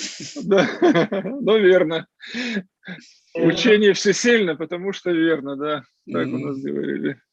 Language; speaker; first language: Russian; native; Russian